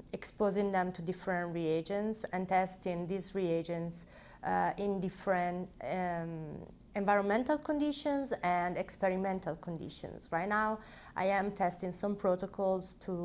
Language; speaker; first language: English; non-native, fluent; Italian